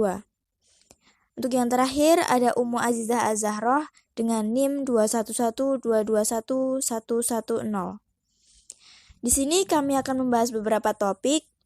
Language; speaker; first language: Indonesian; native; Indonesian